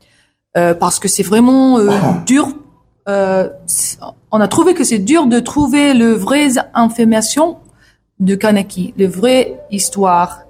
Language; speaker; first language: French; non-native, learner; English